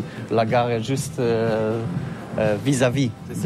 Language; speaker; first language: French; non-native, learner; Polish